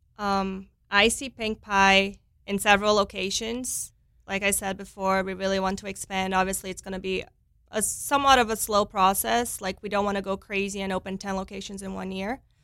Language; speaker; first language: English; non-native, fluent; Portuguese